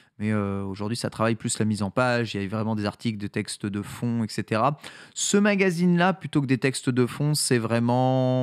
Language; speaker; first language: French; native; French